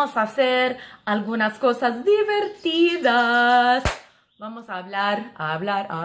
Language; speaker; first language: Spanish; non-native, fluent; English